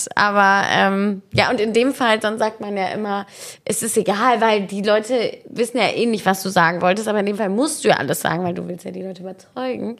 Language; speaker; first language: German; native; German